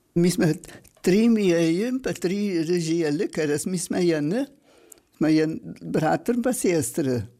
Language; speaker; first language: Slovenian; native; Slovenian